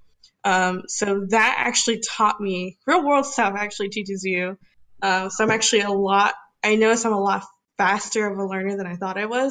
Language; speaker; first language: English; early bilingual, other home language; Spanish